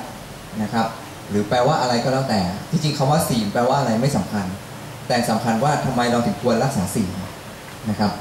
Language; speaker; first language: Thai; native; Thai